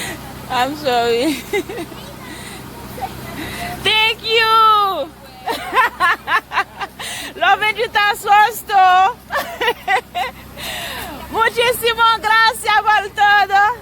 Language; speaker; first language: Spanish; non-native, learner; Haitian Creole